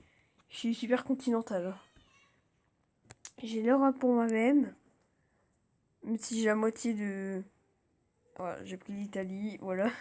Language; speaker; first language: French; native; French